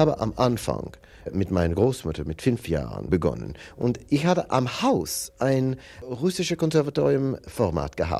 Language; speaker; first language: German; non-native, learner; English